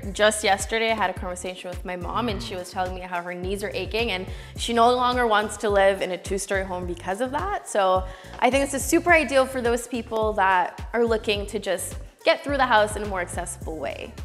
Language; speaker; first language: English; native; English